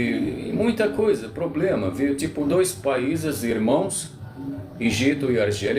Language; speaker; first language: Portuguese; non-native, local second language; Arabic